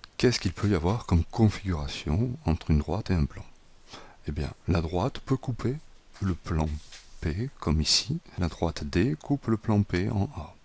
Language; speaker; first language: French; native; French